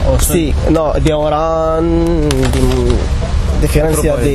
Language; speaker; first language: Spanish; non-native, learner; Arabic